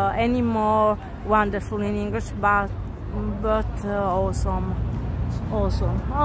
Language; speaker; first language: English; non-native, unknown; Italian